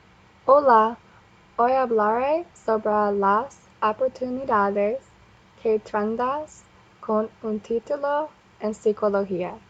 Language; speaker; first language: Spanish; non-native, learner; English